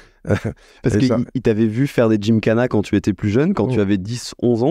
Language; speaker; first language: French; native; French